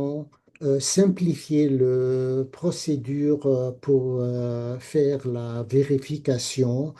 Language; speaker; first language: French; non-native, fluent; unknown